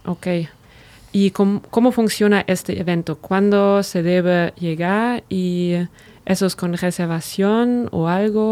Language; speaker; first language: Spanish; non-native, fluent; German